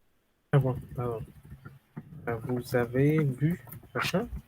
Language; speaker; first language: French; non-native, fluent; Spanish